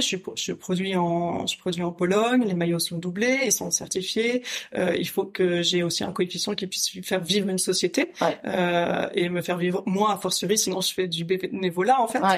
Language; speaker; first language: French; native; French